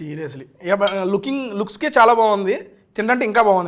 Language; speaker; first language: Telugu; native; Telugu